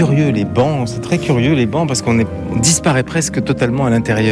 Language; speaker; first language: French; native; French